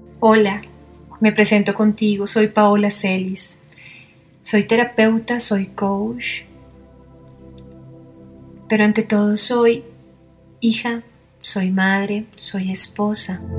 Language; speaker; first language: Spanish; native; Spanish